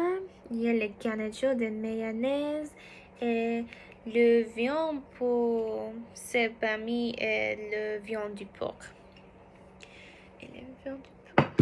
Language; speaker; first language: French; non-native, learner; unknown